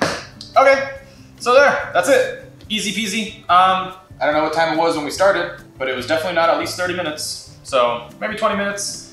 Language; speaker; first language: English; native; English